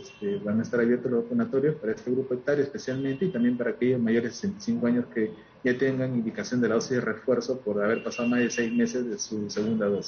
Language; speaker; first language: Spanish; native; Spanish